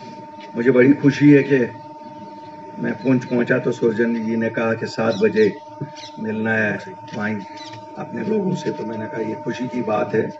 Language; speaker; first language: Hindi; non-native, local second language; Kashmiri